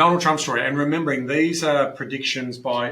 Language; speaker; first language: English; native; English